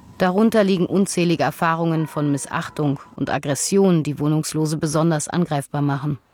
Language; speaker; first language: German; native; German